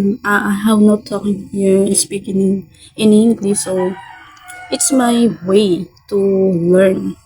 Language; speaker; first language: English; non-native, learner; Filipino